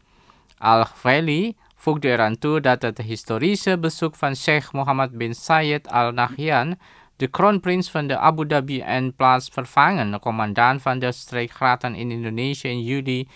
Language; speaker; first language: Dutch; non-native, fluent; Indonesian